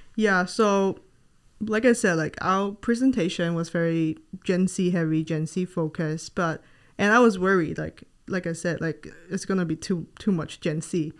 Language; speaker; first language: English; non-native, local second language; Cantonese